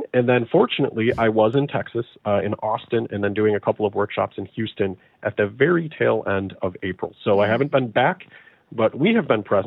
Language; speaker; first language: English; native; English